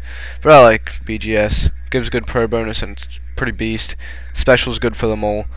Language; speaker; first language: English; native; English